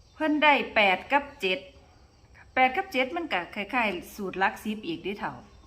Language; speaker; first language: Thai; native; Thai